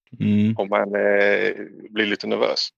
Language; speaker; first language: Swedish; non-native, learner; English